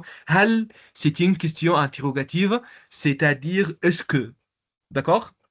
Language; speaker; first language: French; non-native, fluent; Arabic